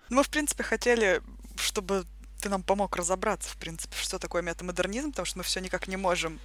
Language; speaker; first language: Russian; native; Russian